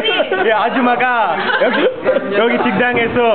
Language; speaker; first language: Korean; non-native, learner; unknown